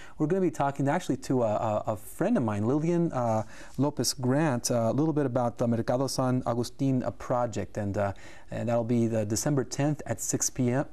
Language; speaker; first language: English; early bilingual, other home language; Spanish